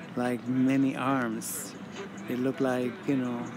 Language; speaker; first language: English; native; English